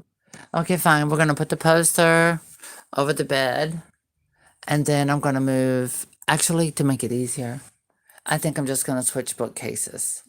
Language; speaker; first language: English; native; English